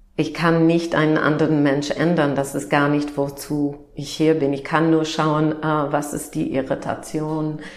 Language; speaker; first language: German; non-native, fluent; English